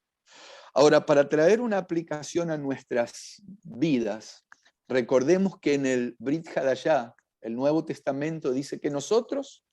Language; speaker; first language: Spanish; native; Spanish